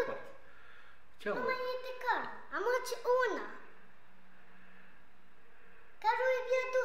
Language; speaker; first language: Romanian; non-native, learner; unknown